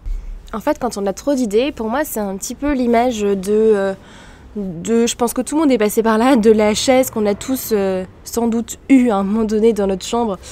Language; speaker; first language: French; native; French